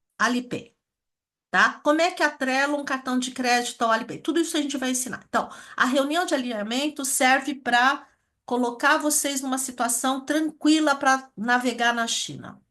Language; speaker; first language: Portuguese; early bilingual, other home language; Chinese